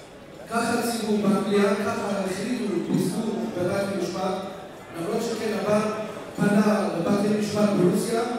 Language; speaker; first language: Hebrew; non-native, fluent; English